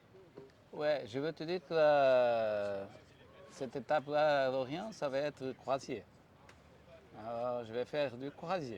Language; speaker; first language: French; non-native, fluent; Portuguese